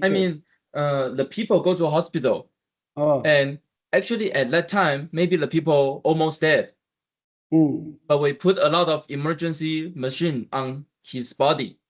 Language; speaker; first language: English; non-native, learner; Chinese